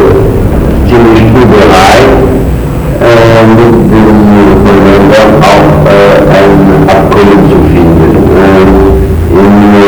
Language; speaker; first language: German; non-native, fluent; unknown